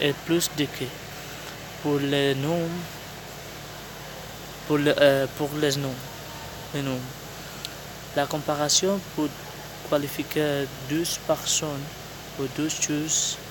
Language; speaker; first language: French; non-native, learner; Spanish